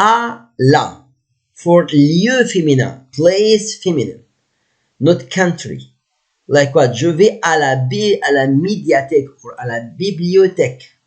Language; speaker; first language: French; non-native, learner; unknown